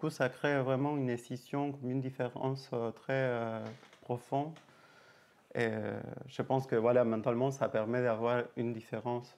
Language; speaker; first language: French; native; French